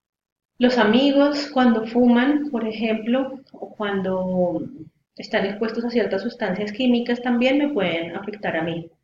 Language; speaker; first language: Spanish; native; Spanish